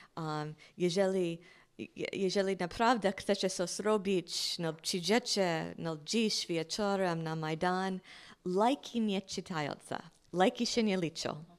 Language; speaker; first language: Polish; non-native, fluent; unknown